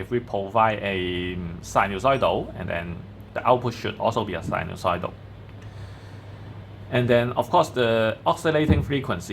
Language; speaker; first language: English; non-native, fluent; Chinese